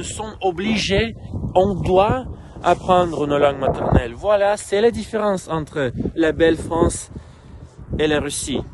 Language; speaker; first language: French; non-native, fluent; Russian